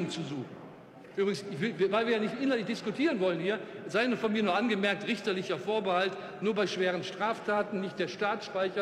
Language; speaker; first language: German; native; German